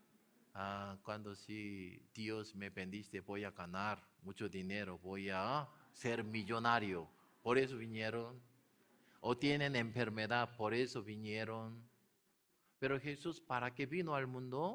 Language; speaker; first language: Spanish; non-native, learner; Korean